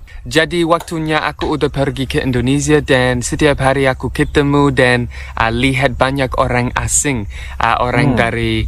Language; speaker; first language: Indonesian; non-native, learner; English